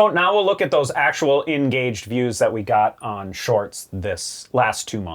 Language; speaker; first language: English; native; English